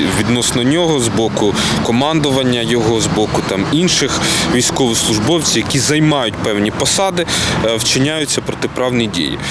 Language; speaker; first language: Ukrainian; native; Ukrainian